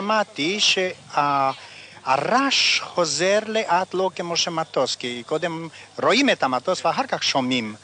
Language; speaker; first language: Hebrew; non-native, fluent; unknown